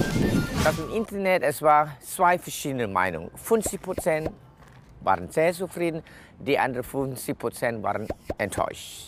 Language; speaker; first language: German; non-native, fluent; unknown